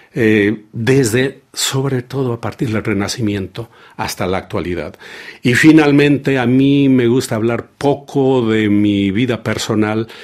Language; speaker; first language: Spanish; native; Spanish